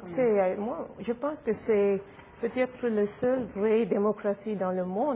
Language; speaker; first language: French; non-native, fluent; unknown